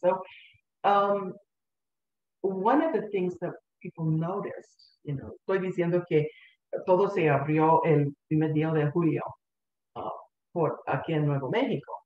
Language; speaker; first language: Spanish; early bilingual, heritage; Spanish